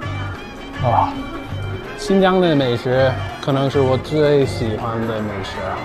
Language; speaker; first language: Chinese; non-native, fluent; English